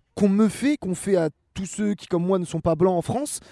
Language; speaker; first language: French; native; French